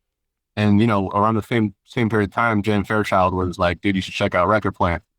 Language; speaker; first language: English; native; English